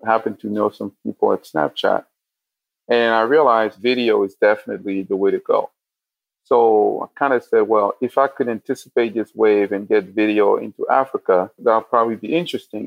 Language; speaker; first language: English; non-native, local second language; French